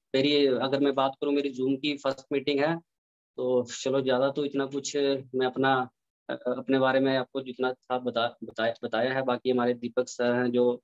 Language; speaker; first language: Hindi; native; Hindi